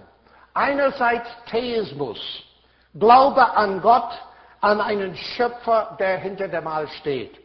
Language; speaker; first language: German; non-native, fluent; English